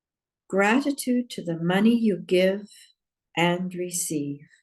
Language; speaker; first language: English; native; English